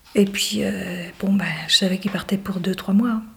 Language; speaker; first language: French; native; French